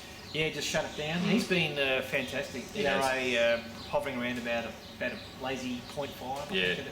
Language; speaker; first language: English; native; English